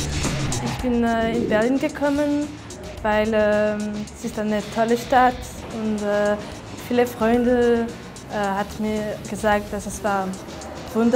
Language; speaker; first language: German; non-native, learner; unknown